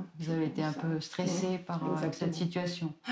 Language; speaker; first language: French; native; French